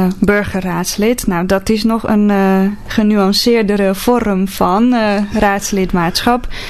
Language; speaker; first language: Dutch; non-native, fluent; Hungarian